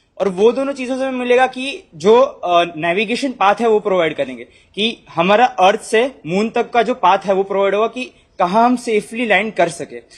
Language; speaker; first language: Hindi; non-native, local second language; Gujarati